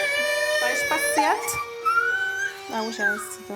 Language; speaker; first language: German; native; German